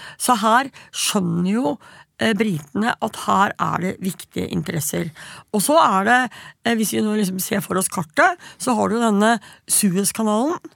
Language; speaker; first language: Norwegian; native; Norwegian